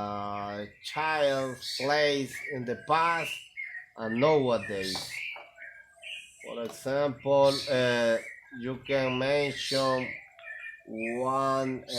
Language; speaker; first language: English; non-native, learner; Spanish